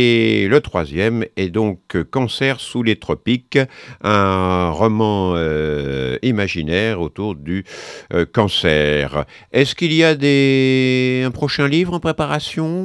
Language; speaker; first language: French; native; French